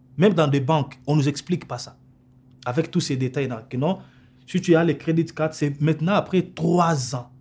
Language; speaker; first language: French; non-native, local second language; Lingala